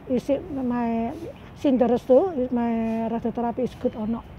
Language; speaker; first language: English; non-native, learner; Indonesian